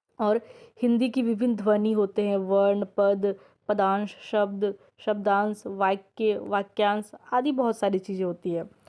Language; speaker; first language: Hindi; native; Hindi